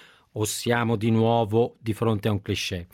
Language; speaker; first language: Italian; native; Italian